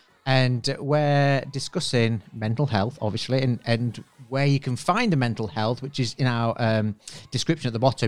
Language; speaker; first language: English; native; English